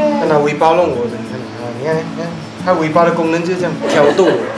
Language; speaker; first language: Chinese; native; Chinese